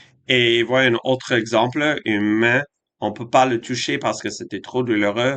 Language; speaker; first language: French; non-native, fluent; English